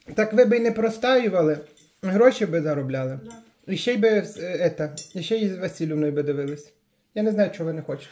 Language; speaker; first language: Ukrainian; native; Ukrainian